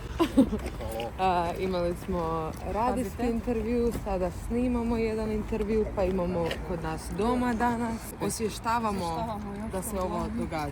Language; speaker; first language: Croatian; native; Croatian